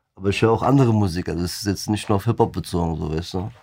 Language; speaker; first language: German; early bilingual, other home language; Turkish